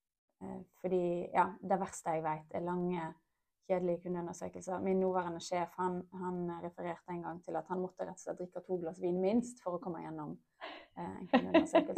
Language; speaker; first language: Norwegian; native; Norwegian